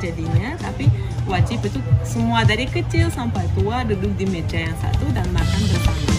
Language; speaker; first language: Indonesian; non-native, fluent; Russian